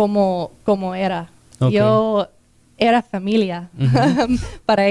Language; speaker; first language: Spanish; non-native, learner; English